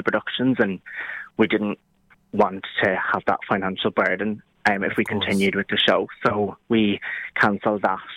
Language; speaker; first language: English; native; English